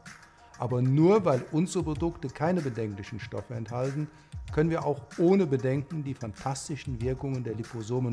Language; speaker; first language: German; native; German